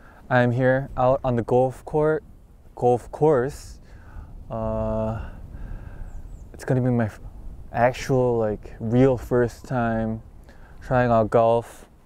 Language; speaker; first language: English; early bilingual, other home language; Korean